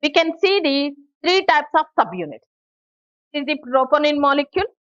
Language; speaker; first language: English; non-native, local second language; Telugu